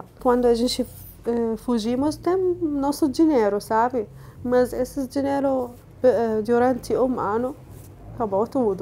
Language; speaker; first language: Portuguese; non-native, learner; Arabic